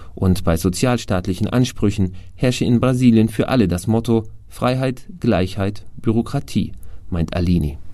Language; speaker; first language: German; native; German